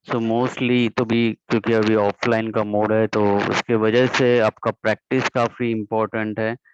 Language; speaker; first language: Hindi; non-native, local second language; Marathi